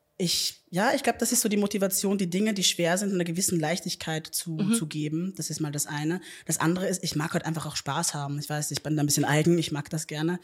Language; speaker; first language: German; native; German